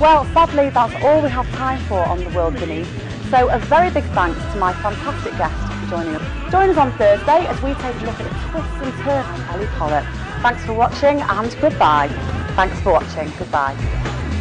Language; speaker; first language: English; native; English